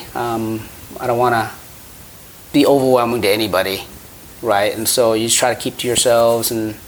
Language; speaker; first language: English; early bilingual, other home language; Khmer